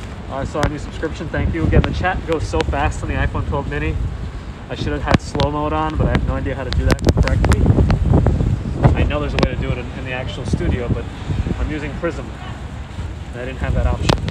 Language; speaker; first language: English; early bilingual, other home language; Russian